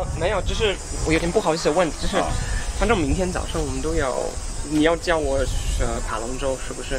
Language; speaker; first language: Chinese; non-native, fluent; English